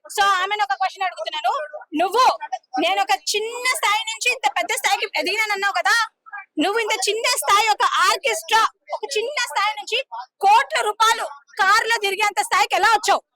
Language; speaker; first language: Telugu; non-native, local second language; Lambadi